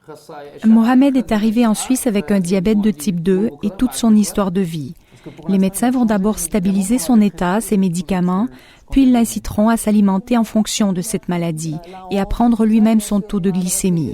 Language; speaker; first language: French; native; French